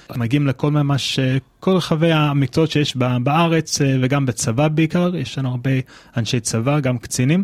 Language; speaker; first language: Hebrew; non-native, fluent; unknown